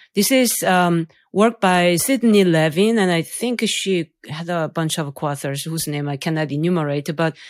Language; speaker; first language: English; non-native, fluent; Korean